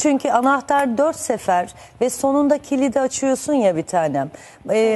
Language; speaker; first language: Turkish; native; Turkish